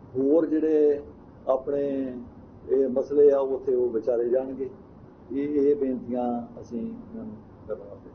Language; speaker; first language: Punjabi; native; Punjabi